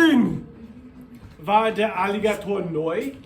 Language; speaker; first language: German; non-native, fluent; English